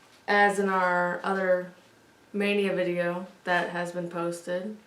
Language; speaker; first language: English; native; English